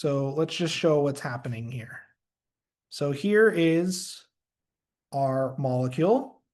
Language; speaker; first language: English; native; English